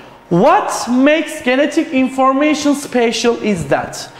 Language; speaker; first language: English; non-native, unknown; Turkish